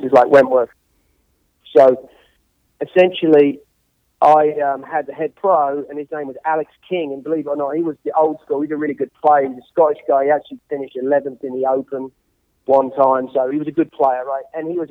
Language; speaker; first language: English; native; English